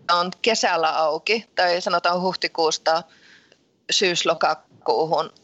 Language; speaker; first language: Finnish; early bilingual, heritage; Finnish